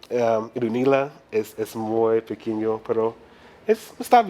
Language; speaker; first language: Spanish; non-native, learner; English